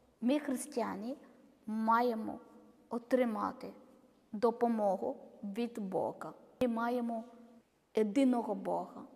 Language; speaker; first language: Ukrainian; non-native, learner; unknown